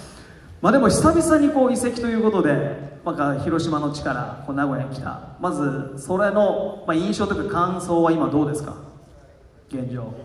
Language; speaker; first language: Japanese; native; Japanese